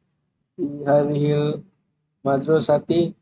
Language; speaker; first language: Arabic; non-native, learner; Indonesian